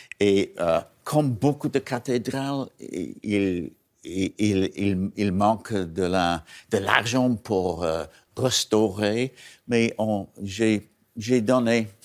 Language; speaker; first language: French; non-native, learner; English